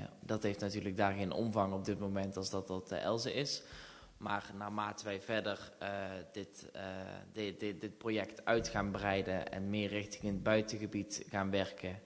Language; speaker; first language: Dutch; native; Dutch